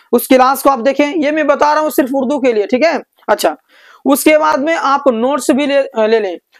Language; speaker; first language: Hindi; native; Hindi